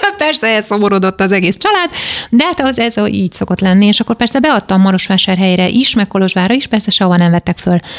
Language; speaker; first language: Hungarian; native; Hungarian